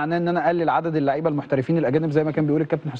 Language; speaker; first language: Arabic; native; Arabic